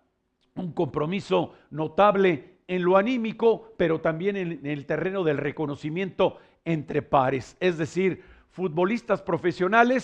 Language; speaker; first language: Spanish; native; Spanish